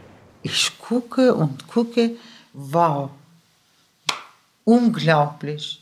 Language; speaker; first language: German; early bilingual, other home language; Turkish